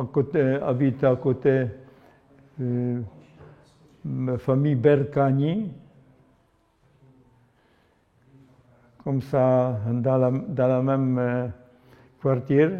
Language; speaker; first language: French; non-native, learner; Polish